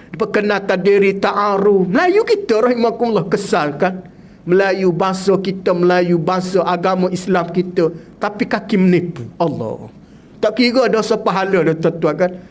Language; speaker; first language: Malay; native; Malay